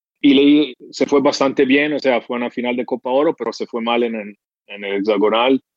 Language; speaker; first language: Spanish; non-native, fluent; English